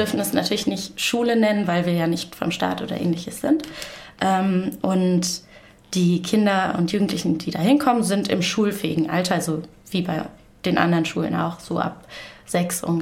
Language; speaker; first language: German; native; German